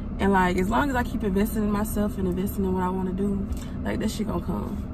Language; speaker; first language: English; native; English